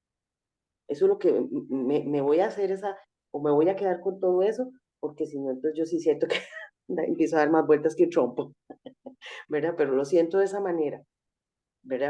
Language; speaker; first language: Spanish; native; Spanish